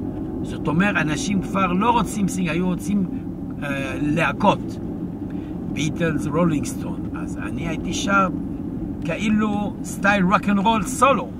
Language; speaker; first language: Hebrew; non-native, fluent; French